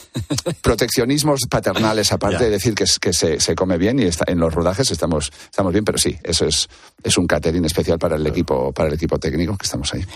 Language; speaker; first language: Spanish; native; Spanish